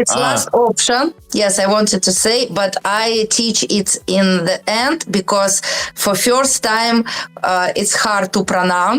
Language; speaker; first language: English; non-native, learner; Russian